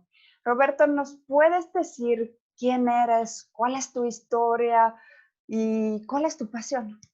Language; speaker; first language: Spanish; non-native, fluent; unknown